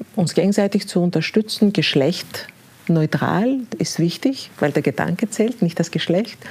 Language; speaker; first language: German; non-native, fluent; Greek